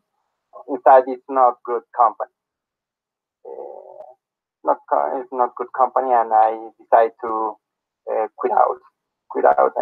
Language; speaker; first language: English; non-native, learner; Spanish